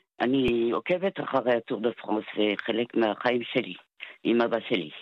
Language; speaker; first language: Hebrew; non-native, fluent; French